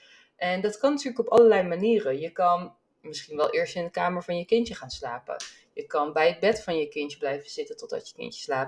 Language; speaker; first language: Dutch; native; Dutch